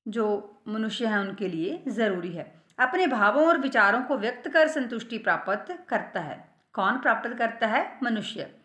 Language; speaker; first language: Hindi; non-native, local second language; Punjabi